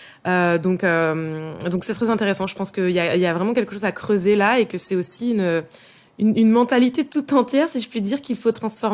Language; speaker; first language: French; native; French